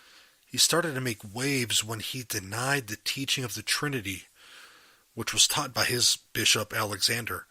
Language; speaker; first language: English; native; English